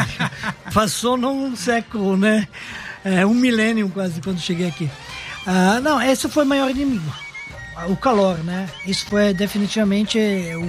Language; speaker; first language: Portuguese; non-native, fluent; Serbian